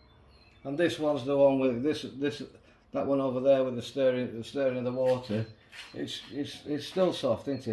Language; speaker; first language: English; native; English